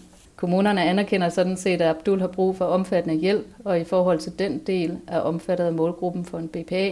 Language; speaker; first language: Danish; native; Danish